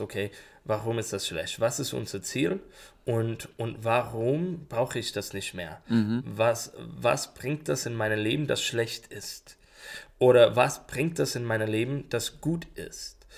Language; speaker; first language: German; non-native, learner; English